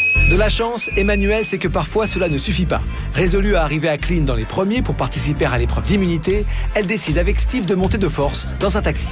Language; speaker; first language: French; native; French